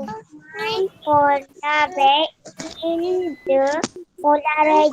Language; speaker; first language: English; non-native, learner; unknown